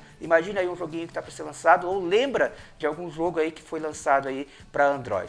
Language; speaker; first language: Portuguese; native; Portuguese